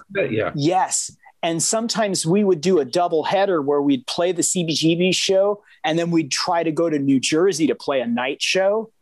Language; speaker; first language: English; native; English